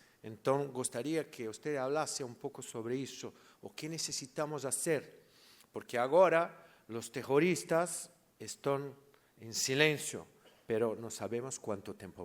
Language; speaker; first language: Spanish; non-native, learner; Portuguese